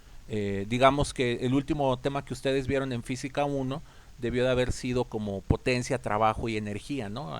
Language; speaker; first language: Spanish; native; Spanish